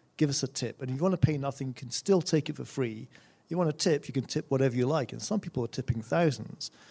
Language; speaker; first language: English; native; English